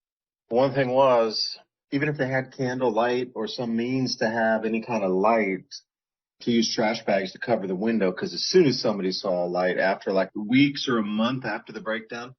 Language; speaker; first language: English; native; English